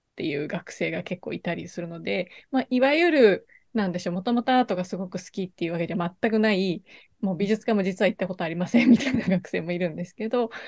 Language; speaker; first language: Japanese; native; Japanese